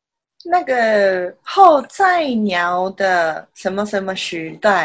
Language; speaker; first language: Chinese; non-native, learner; Japanese